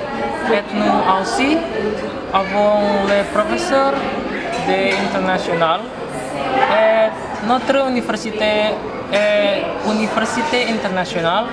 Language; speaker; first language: French; non-native, learner; Indonesian